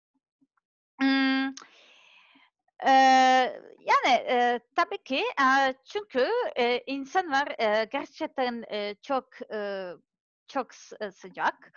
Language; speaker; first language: Turkish; non-native, learner; Serbian